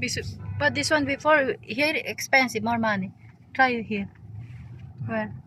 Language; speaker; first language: English; non-native, learner; Filipino